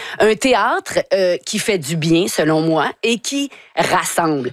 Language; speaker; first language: French; native; French